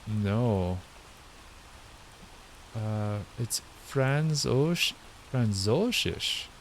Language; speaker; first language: German; non-native, learner; English